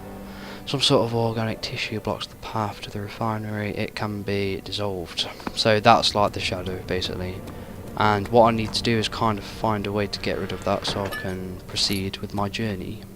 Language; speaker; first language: English; native; English